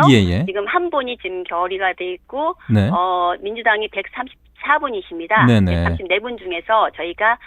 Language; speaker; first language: Korean; native; Korean